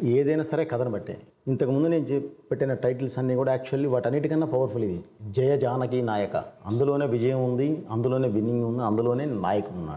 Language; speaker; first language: Telugu; native; Telugu